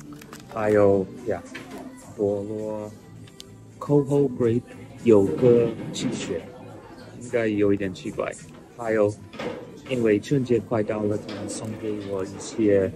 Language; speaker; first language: Chinese; non-native, learner; English